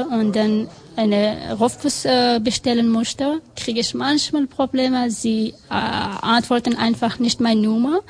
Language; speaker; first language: German; non-native, learner; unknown